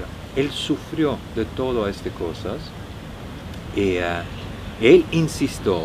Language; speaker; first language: Spanish; non-native, fluent; Norwegian